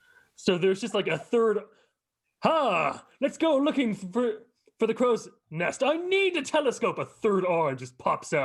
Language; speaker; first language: English; native; English